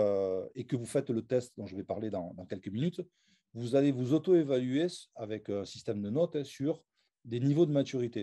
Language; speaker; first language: French; native; French